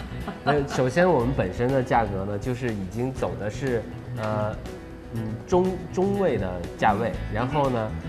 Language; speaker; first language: Chinese; native; Chinese